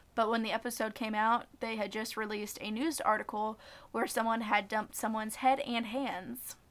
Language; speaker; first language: English; native; English